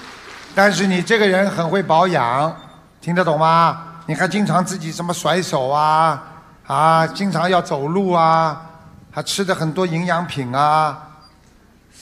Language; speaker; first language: Chinese; non-native, local second language; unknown